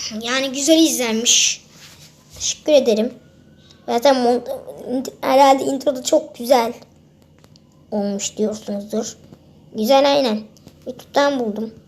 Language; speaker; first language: Turkish; native; Turkish